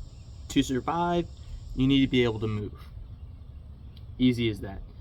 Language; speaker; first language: English; native; English